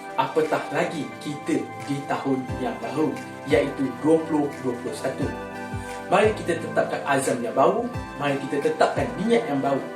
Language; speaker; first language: Malay; native; Malay